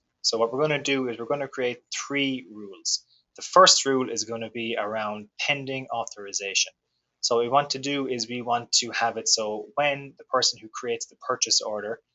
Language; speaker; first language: English; native; English